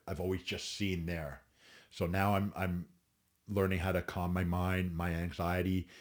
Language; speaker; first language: English; native; English